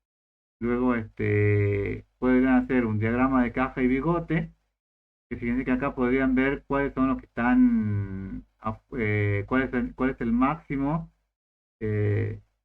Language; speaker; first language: Spanish; native; Spanish